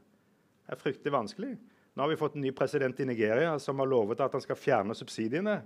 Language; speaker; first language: Norwegian; native; Norwegian